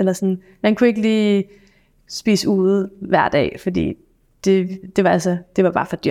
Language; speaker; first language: Danish; native; Danish